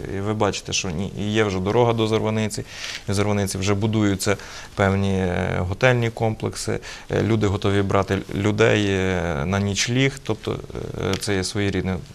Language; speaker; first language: Ukrainian; native; Ukrainian